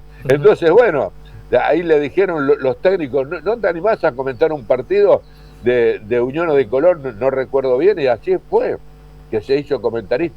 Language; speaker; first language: Spanish; native; Spanish